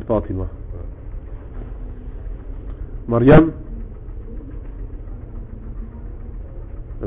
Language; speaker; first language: Arabic; non-native, fluent; French